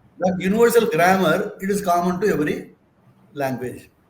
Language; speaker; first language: English; non-native, local second language; Tamil